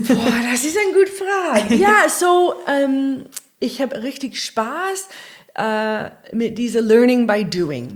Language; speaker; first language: German; non-native, learner; English